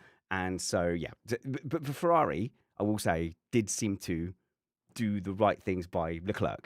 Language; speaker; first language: English; native; English